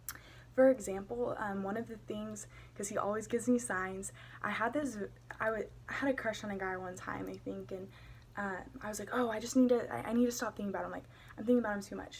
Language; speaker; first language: English; native; English